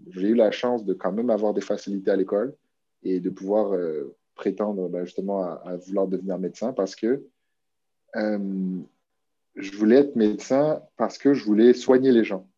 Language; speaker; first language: French; native; French